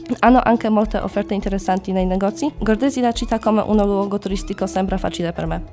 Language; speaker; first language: Italian; non-native, learner; Polish